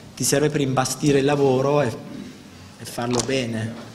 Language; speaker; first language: Italian; native; Italian